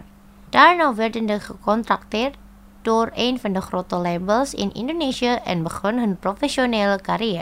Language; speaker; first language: Dutch; non-native, fluent; Indonesian